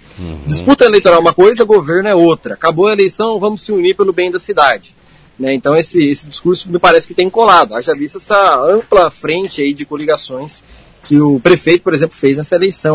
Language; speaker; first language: Portuguese; native; Portuguese